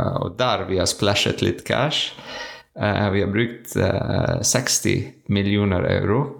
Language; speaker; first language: Norwegian; non-native, learner; French